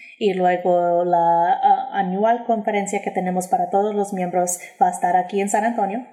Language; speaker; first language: Spanish; early bilingual, heritage; English